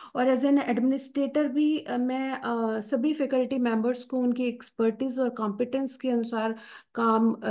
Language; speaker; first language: Hindi; native; Hindi